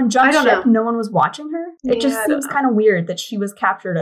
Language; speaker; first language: English; native; English